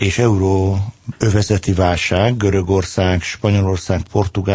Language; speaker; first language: Hungarian; native; Hungarian